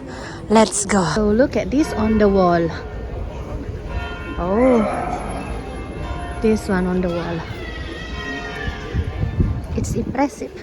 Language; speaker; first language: English; non-native, fluent; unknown